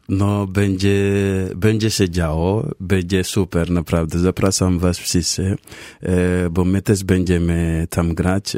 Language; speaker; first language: Polish; non-native, learner; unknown